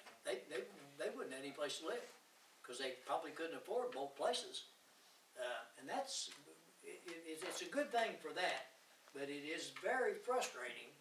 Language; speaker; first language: English; native; English